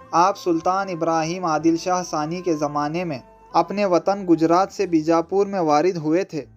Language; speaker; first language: Urdu; native; Urdu